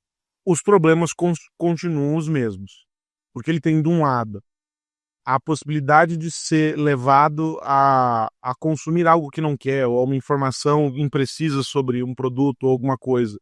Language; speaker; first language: Portuguese; native; Portuguese